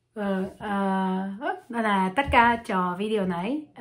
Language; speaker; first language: Vietnamese; non-native, learner; French